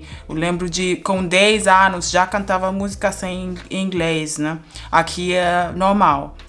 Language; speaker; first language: Portuguese; non-native, fluent; German